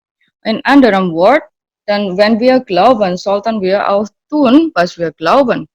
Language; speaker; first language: German; non-native, learner; Indonesian